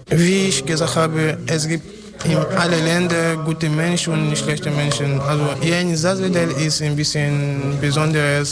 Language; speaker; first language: German; non-native, learner; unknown